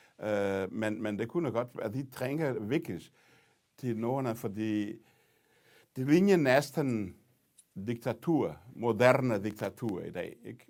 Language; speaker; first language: Danish; non-native, fluent; Portuguese